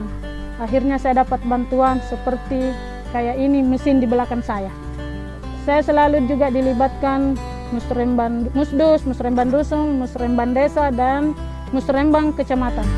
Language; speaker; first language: Indonesian; non-native, local second language; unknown